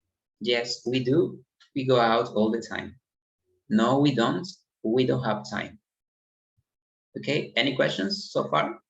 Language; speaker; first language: English; non-native, fluent; Spanish